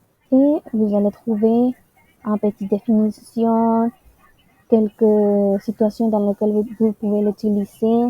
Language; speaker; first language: French; non-native, learner; Spanish